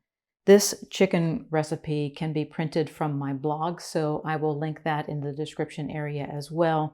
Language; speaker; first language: English; native; English